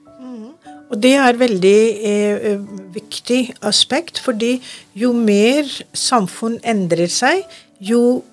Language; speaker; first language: Norwegian; non-native, fluent; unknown